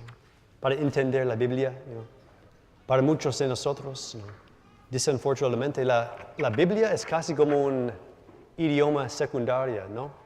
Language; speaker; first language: Spanish; non-native, learner; English